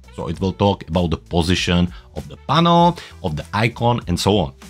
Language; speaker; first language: English; non-native, fluent; Czech